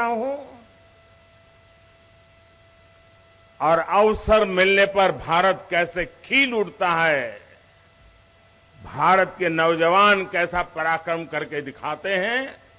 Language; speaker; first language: Hindi; non-native, local second language; Gujarati